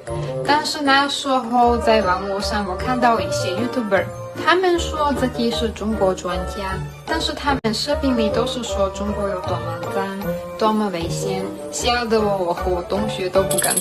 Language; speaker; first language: Chinese; non-native, fluent; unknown